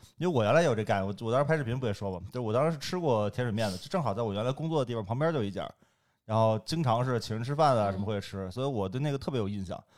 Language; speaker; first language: Chinese; native; Chinese